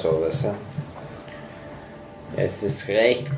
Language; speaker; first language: German; non-native, fluent; English